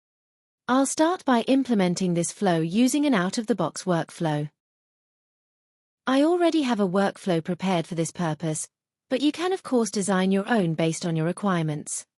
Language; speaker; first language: English; non-native, fluent; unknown